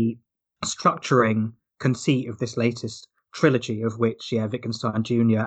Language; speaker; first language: English; native; English